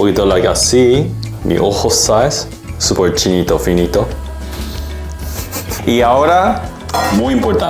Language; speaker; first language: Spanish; non-native, learner; Korean